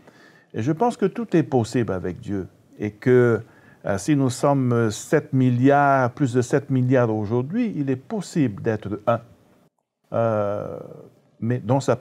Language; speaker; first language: French; native; French